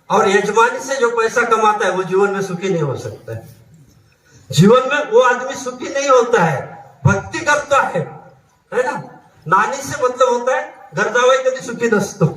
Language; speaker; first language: Hindi; non-native, local second language; Marathi